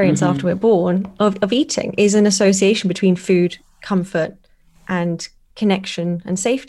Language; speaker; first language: English; native; English